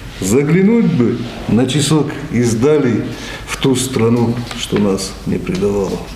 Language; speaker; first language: Russian; non-native, local second language; Ossetic